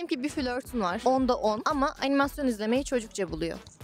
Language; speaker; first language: Turkish; native; Turkish